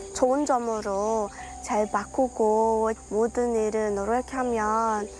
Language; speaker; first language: Korean; non-native, fluent; Mongolian